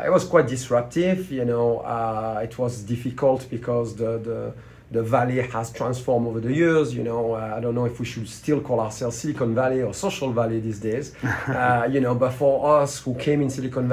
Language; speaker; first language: English; non-native, fluent; French